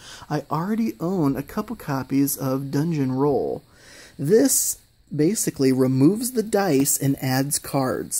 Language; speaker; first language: English; native; English